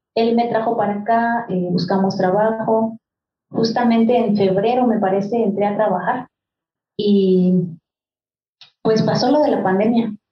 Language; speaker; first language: Spanish; non-native, local second language; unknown